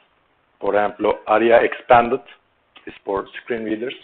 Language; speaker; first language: Spanish; non-native, learner; Turkish